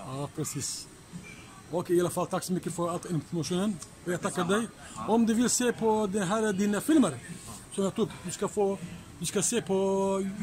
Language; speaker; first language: Swedish; non-native, learner; Kurdish